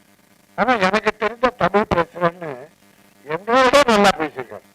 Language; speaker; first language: Tamil; native; Tamil